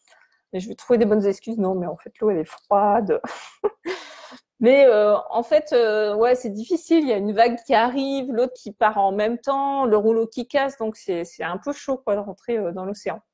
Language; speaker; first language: French; native; French